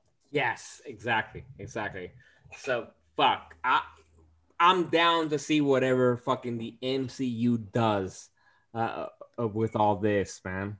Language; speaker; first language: English; early bilingual, other home language; Spanish